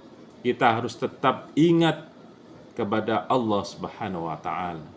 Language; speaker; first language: Indonesian; native; Indonesian